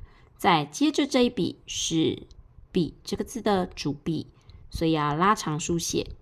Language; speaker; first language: Chinese; native; Chinese